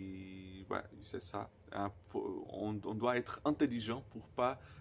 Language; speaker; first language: French; non-native, fluent; Portuguese